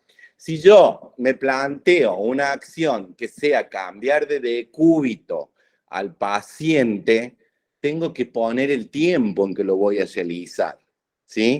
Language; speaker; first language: Spanish; native; Spanish